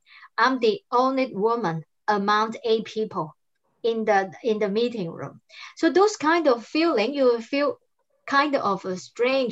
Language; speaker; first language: English; non-native, fluent; Cantonese